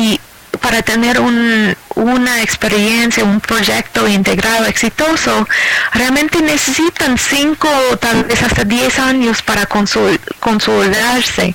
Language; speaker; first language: Spanish; non-native, fluent; English